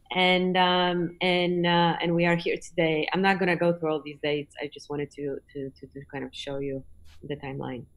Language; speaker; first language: English; non-native, fluent; Polish